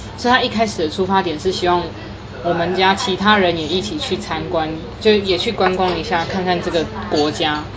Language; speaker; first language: Chinese; native; Chinese